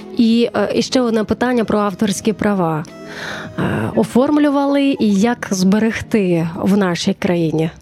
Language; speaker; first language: Ukrainian; native; Ukrainian